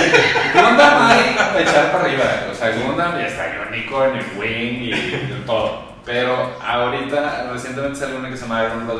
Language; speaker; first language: Spanish; native; Spanish